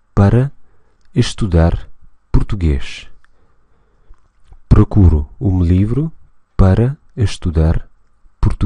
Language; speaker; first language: Portuguese; non-native, fluent; Russian